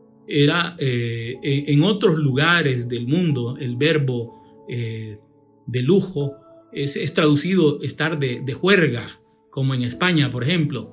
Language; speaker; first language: Spanish; native; Spanish